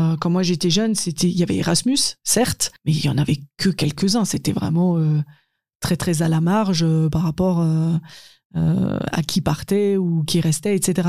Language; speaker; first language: French; native; French